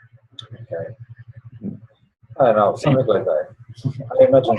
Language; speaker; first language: English; non-native, learner; Polish